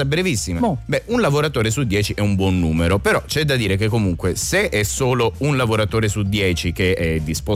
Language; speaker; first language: Italian; native; Italian